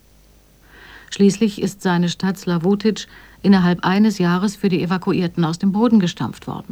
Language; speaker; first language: German; native; German